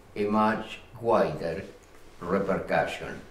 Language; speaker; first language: English; non-native, fluent; Spanish